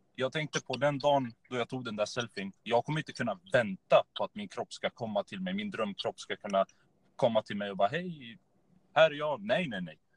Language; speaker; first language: Swedish; native; Swedish